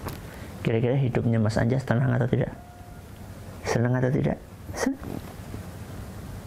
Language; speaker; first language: Indonesian; native; Indonesian